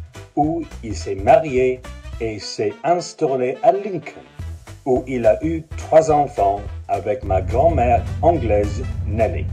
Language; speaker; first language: French; non-native, learner; English